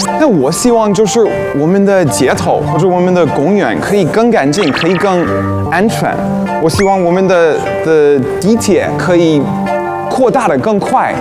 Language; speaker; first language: Chinese; non-native, fluent; English